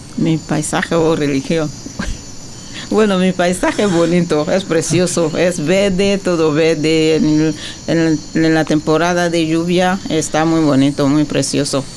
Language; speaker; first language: Spanish; non-native, fluent; French